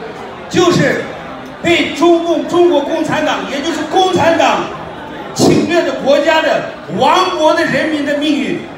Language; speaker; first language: Chinese; non-native, local second language; Uyghur